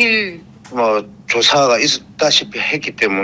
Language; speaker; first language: Korean; native; Korean